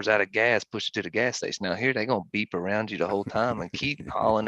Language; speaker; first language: English; native; English